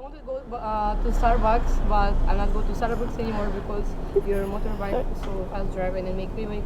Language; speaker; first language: English; non-native, learner; Russian